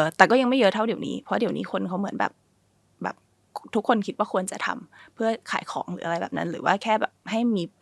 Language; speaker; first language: Thai; early bilingual, other home language; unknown